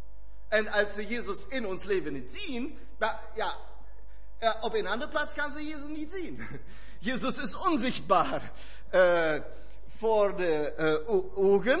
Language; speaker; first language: Dutch; non-native, fluent; German